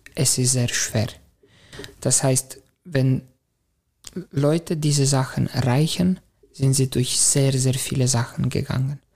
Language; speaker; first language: German; non-native, fluent; Romanian